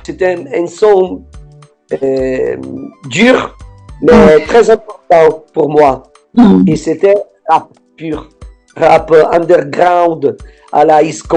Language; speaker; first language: French; non-native, fluent; Italian